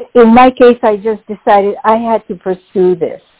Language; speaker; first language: English; non-native, fluent; French